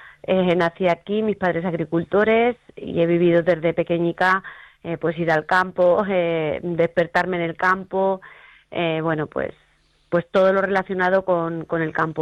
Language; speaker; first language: Spanish; native; Spanish